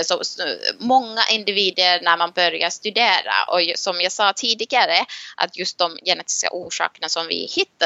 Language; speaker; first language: Swedish; non-native, local second language; Finnish